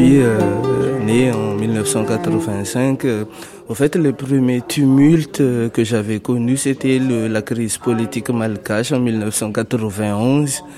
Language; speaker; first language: French; non-native, local second language; Malagasy